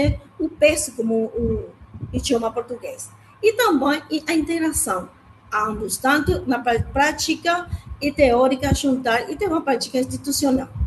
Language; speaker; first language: Portuguese; non-native, learner; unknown